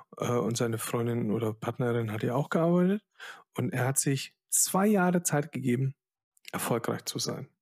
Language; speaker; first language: German; early bilingual, other home language; Polish